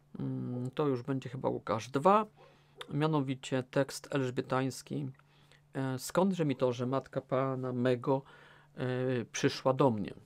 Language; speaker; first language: Polish; native; Polish